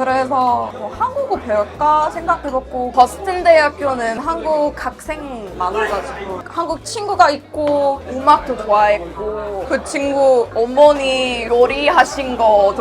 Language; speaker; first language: Korean; non-native, fluent; English